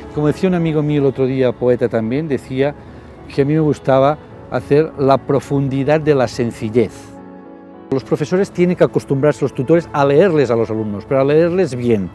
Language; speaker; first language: Spanish; native; Spanish